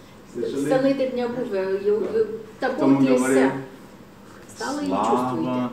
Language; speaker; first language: Lithuanian; native; Lithuanian